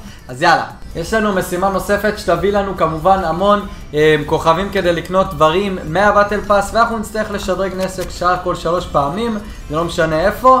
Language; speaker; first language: Hebrew; native; Hebrew